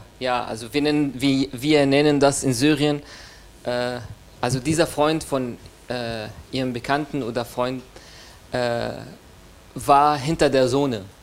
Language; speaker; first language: German; non-native, fluent; Arabic